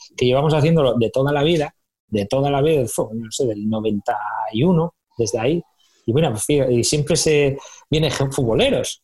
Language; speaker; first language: Spanish; native; Spanish